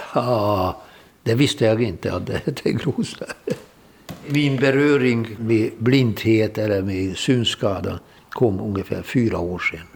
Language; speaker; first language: Swedish; non-native, fluent; Hungarian